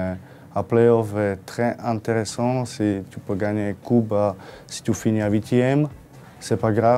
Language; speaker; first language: French; non-native, learner; Slovak